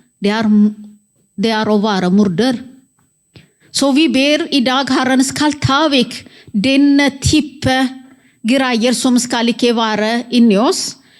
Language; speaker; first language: Norwegian; non-native, fluent; Amharic